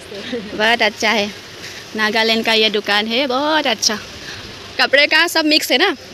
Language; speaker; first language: Hindi; non-native, local second language; Assamese